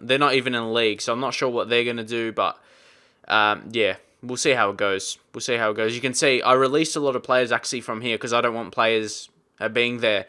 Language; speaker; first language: English; native; English